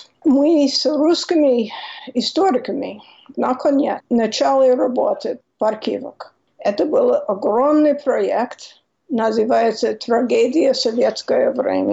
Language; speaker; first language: Russian; non-native, fluent; English